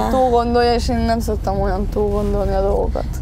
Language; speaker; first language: Hungarian; early bilingual, heritage; Spanish